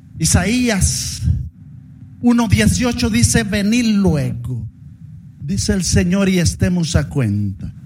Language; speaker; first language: Spanish; native; Spanish